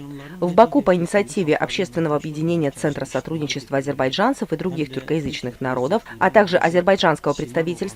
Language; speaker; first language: Russian; native; Russian